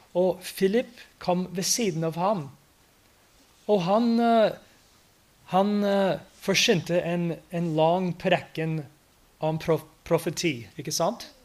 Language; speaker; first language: Norwegian; non-native, fluent; English